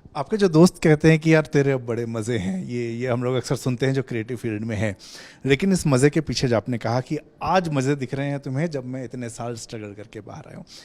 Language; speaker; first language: Hindi; native; Hindi